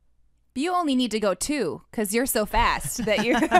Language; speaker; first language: English; native; English